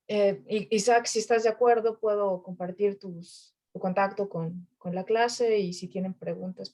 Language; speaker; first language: Spanish; native; Spanish